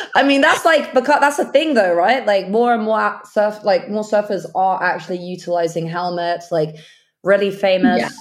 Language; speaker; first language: English; early bilingual, other home language; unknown